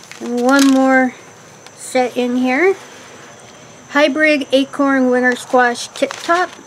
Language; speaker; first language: English; native; English